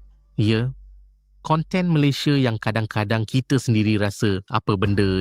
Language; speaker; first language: Malay; native; Malay